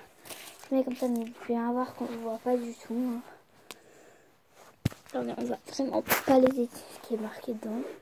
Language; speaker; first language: French; native; French